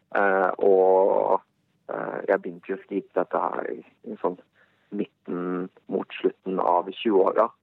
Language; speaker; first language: Norwegian; early bilingual, other home language; Bosnian